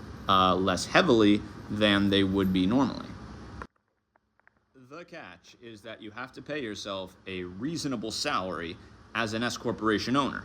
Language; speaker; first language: English; native; English